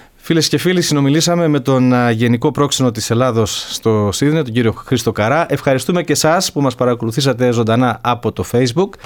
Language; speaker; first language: Greek; early bilingual, heritage; Greek